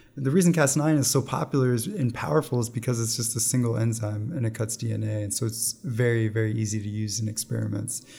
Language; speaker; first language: English; native; English